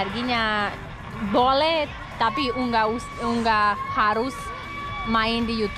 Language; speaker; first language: Indonesian; non-native, learner; English